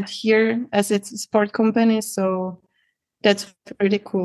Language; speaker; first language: English; non-native, fluent; Czech